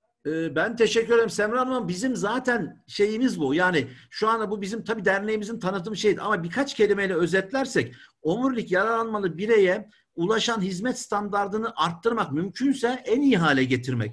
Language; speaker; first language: Turkish; native; Turkish